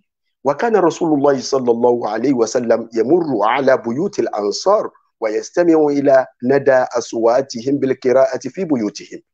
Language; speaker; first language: Arabic; non-native, fluent; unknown